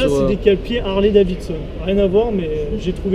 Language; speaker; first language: French; native; French